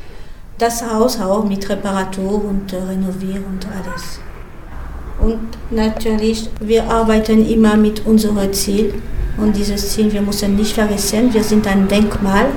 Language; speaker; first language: German; non-native, learner; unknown